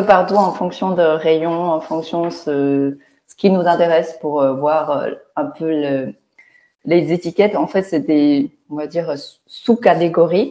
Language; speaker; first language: French; non-native, fluent; Chinese